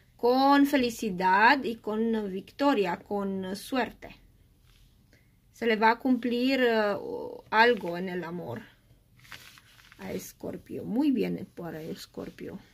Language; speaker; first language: Spanish; non-native, learner; Romanian